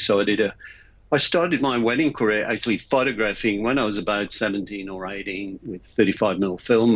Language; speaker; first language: English; native; English